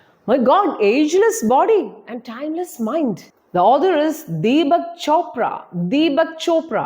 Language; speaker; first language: English; non-native, local second language; Malayalam